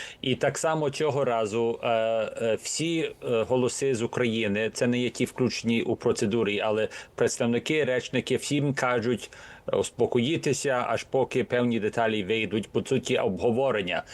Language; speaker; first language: Ukrainian; early bilingual, heritage; Ukrainian